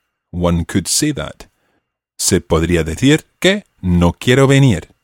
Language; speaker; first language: Spanish; non-native, fluent; English